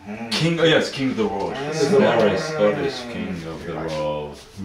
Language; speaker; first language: English; non-native, learner; Japanese